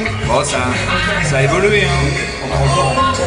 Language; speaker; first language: French; native; French